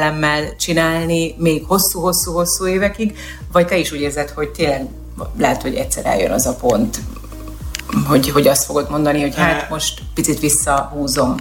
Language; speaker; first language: Hungarian; native; Hungarian